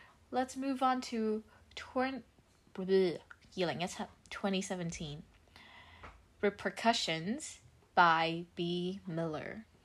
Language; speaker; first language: English; non-native, local second language; Cantonese